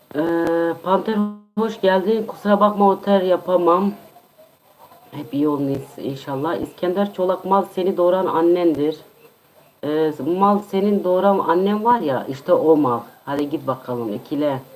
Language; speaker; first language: Turkish; native; Turkish